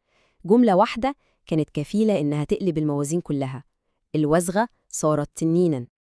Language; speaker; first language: Arabic; native; Arabic